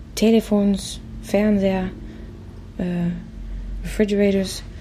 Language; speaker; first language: German; non-native, fluent; Spanish